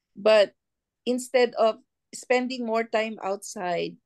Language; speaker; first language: English; non-native, local second language; Filipino